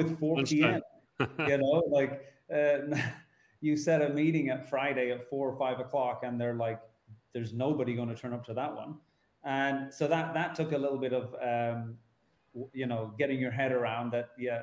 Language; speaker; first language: English; native; English